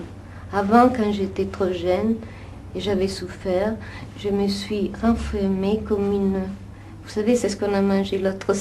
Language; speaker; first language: French; non-native, fluent; Italian